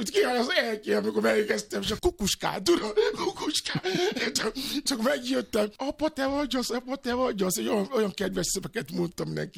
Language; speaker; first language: Hungarian; non-native, learner; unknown